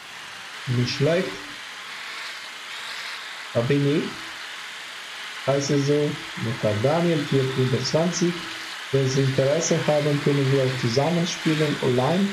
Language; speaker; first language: German; non-native, fluent; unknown